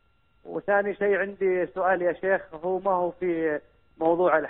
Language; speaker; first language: Arabic; native; Arabic